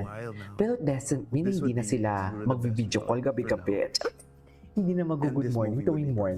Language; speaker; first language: Filipino; native; Filipino